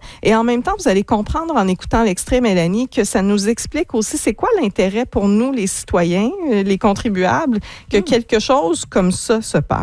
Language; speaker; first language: French; native; French